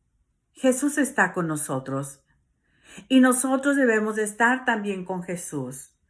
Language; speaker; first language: Spanish; native; Spanish